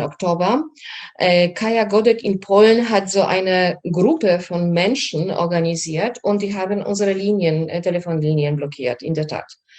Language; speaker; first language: German; non-native, fluent; Polish